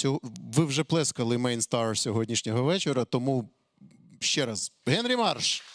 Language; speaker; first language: Ukrainian; native; Ukrainian